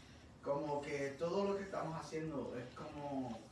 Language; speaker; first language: Spanish; early bilingual, heritage; English